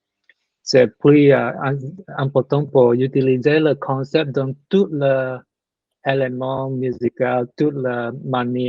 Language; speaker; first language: French; non-native, learner; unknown